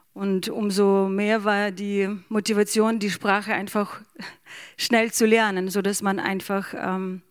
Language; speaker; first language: German; non-native, fluent; Ukrainian